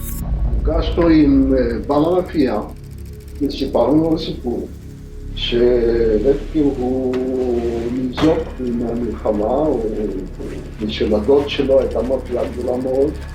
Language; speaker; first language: Hebrew; non-native, fluent; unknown